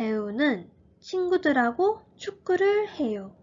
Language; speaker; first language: Korean; early bilingual, heritage; Korean